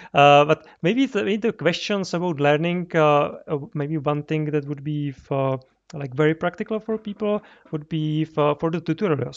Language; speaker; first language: English; non-native, fluent; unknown